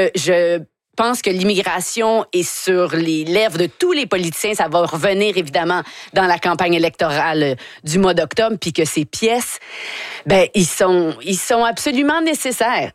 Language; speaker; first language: French; native; French